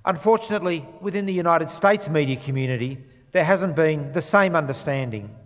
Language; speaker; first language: English; native; English